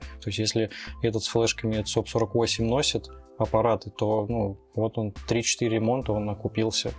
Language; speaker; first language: Russian; native; Russian